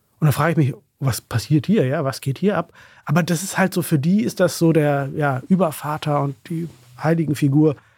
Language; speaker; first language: German; early bilingual, other home language; Urdu